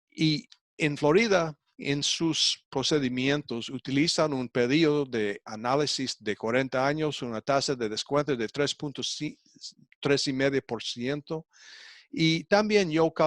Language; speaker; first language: Spanish; non-native, fluent; English